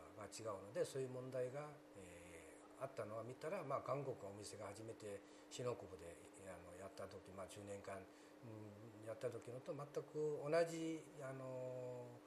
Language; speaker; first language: Japanese; non-native, fluent; Korean